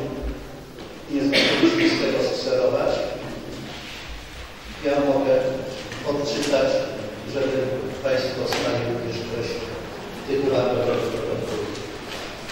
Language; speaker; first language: Polish; native; Polish